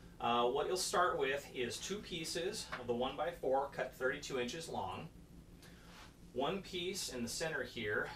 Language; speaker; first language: English; native; English